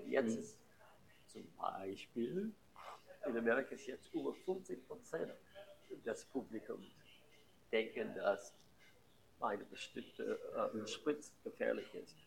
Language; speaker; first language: German; non-native, fluent; English